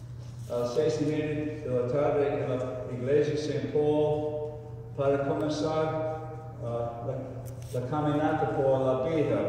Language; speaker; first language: Spanish; non-native, fluent; English